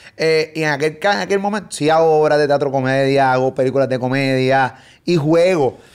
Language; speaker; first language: Spanish; native; Spanish